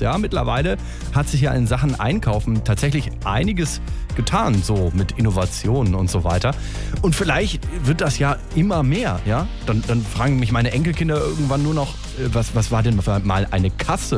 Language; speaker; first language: German; native; German